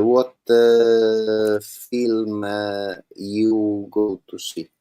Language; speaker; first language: English; non-native, learner; Italian